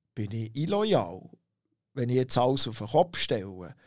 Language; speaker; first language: German; native; German